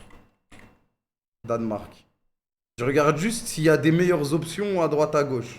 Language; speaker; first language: French; native; French